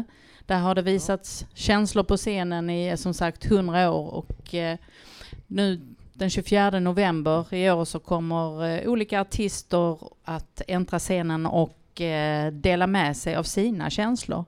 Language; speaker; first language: Swedish; native; Swedish